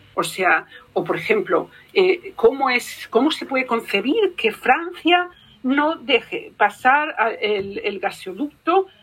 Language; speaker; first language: Spanish; native; Spanish